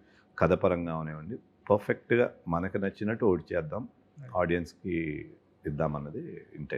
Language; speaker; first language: Telugu; native; Telugu